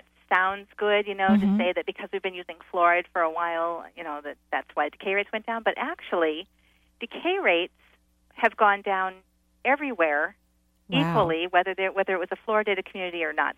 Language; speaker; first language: English; native; English